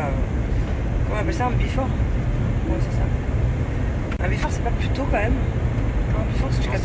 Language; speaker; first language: French; native; French